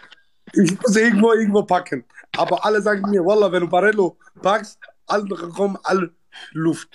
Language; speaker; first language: German; non-native, learner; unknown